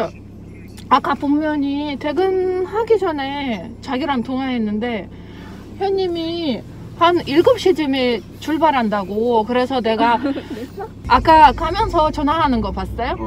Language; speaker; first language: Korean; non-native, fluent; Russian